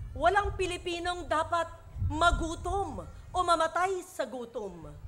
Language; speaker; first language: Filipino; native; Filipino